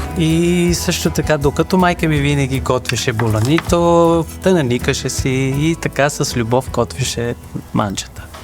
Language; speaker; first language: Bulgarian; early bilingual, other home language; Persian